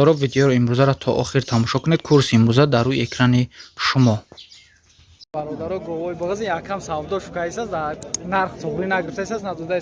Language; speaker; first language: Tajik; native; Tajik